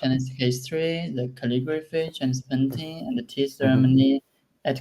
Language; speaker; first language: English; non-native, learner; Chinese